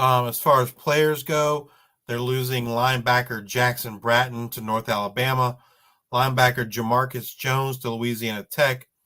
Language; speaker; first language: English; native; English